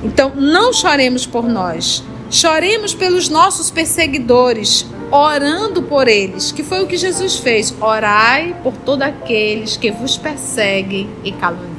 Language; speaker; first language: Portuguese; native; Portuguese